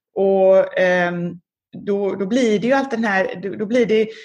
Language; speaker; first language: Swedish; native; Swedish